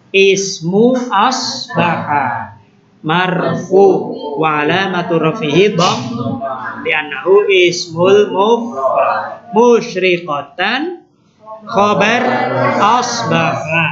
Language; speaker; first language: Arabic; non-native, fluent; Indonesian